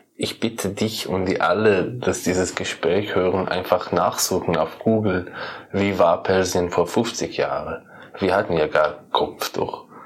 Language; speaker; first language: German; non-native, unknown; Persian